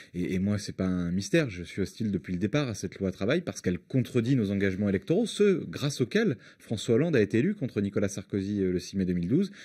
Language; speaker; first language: French; native; French